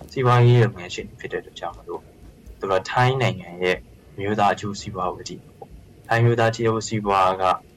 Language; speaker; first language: Burmese; native; Burmese